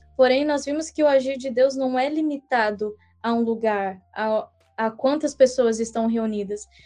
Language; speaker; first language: Portuguese; early bilingual, heritage; English